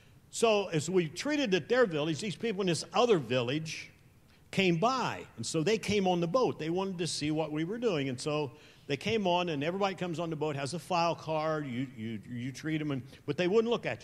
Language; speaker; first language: English; native; English